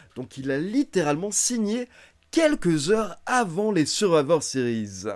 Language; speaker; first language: French; native; French